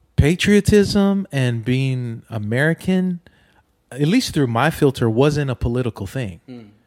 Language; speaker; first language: English; native; English